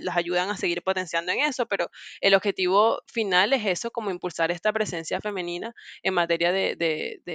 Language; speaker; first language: Spanish; native; Spanish